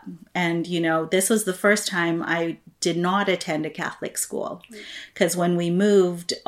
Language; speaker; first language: English; non-native, local second language; Filipino